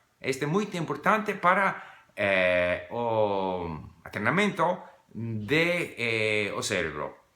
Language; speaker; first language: Portuguese; non-native, fluent; English